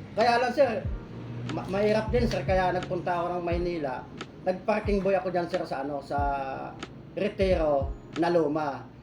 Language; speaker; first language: Filipino; non-native, local second language; Bikol